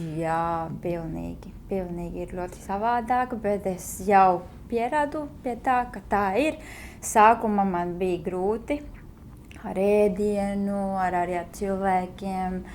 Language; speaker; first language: Latvian; non-native, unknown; Spanish